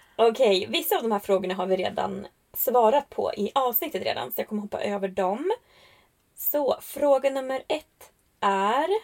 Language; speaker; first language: Swedish; native; Swedish